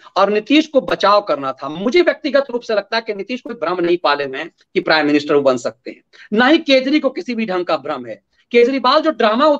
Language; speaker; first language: Hindi; native; Hindi